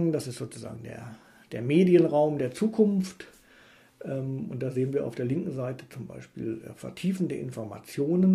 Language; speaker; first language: German; native; German